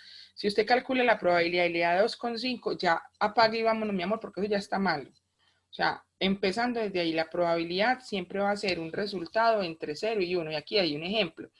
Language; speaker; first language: Spanish; native; Spanish